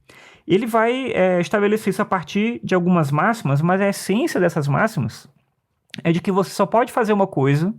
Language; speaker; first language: Portuguese; native; Portuguese